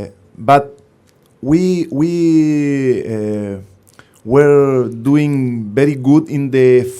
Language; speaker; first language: English; non-native, learner; Spanish